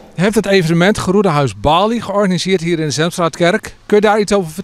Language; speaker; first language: Dutch; native; Dutch